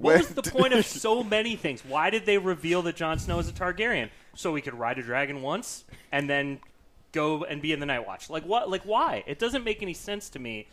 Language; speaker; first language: English; native; English